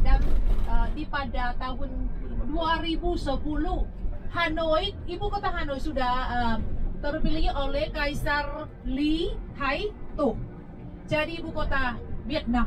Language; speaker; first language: Indonesian; non-native, fluent; Vietnamese